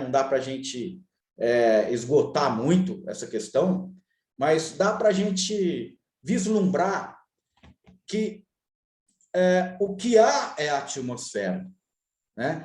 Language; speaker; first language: Portuguese; native; Portuguese